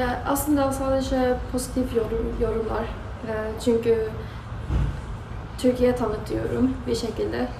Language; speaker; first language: Turkish; non-native, learner; Swedish